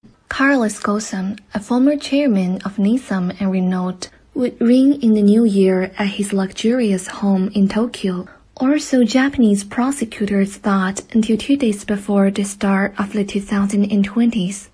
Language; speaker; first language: English; non-native, fluent; Chinese